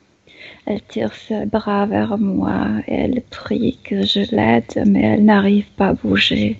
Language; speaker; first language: French; non-native, fluent; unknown